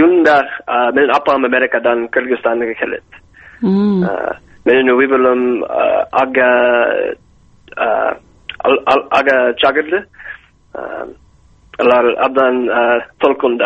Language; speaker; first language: Kyrgyz; non-native, learner; English